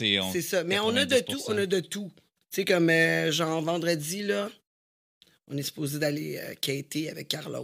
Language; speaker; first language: French; native; French